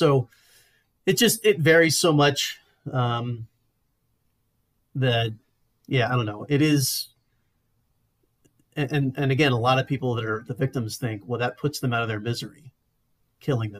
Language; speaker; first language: English; native; English